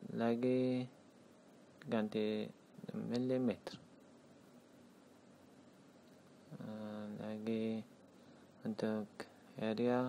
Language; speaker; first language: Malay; non-native, learner; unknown